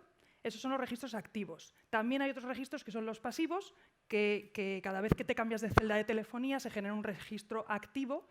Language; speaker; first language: Spanish; native; Spanish